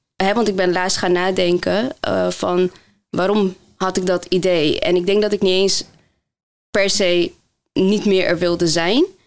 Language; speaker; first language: Dutch; early bilingual, other home language; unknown